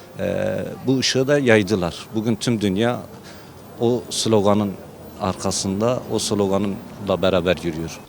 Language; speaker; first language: Turkish; non-native, local second language; Kurdish